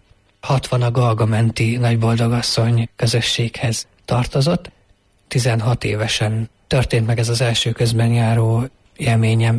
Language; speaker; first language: Hungarian; native; Hungarian